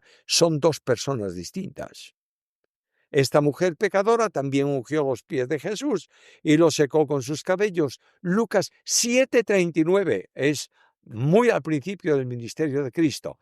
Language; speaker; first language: Spanish; native; Spanish